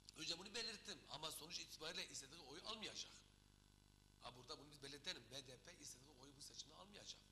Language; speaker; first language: Turkish; non-native, local second language; Kurdish